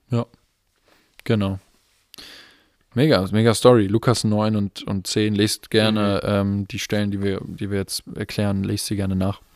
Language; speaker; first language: German; native; German